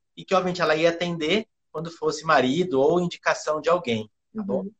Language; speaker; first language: Portuguese; early bilingual, other home language; Japanese